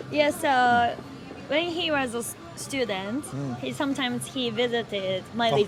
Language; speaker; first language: English; non-native, learner; Japanese